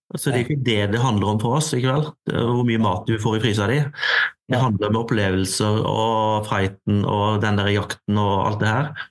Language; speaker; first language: Norwegian; native; Norwegian